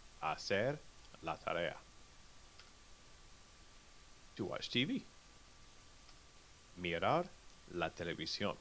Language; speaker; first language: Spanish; non-native, fluent; English